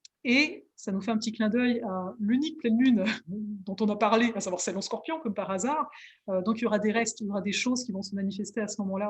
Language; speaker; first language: French; native; French